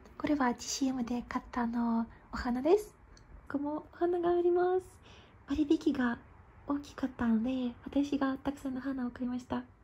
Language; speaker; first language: Japanese; non-native, learner; Tatar